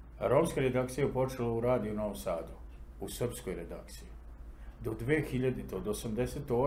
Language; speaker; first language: Serbian; non-native, local second language; Romany